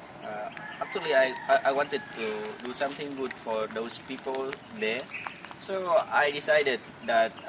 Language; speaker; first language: English; non-native, fluent; Vietnamese